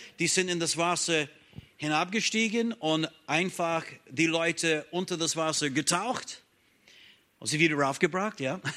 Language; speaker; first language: German; non-native, fluent; English